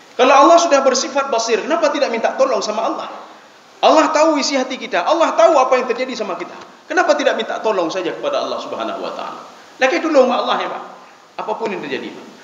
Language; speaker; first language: Malay; non-native, local second language; Achinese